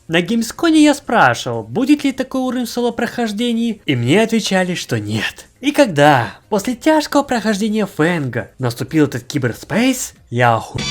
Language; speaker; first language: Russian; native; Russian